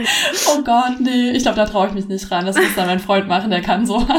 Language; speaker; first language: German; native; German